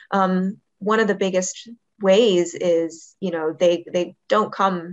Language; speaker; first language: English; native; English